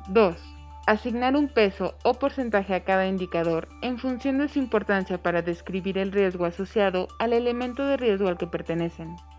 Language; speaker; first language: Spanish; native; Spanish